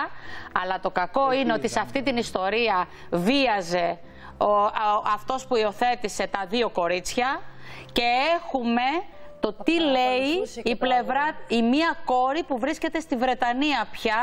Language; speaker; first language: Greek; native; Greek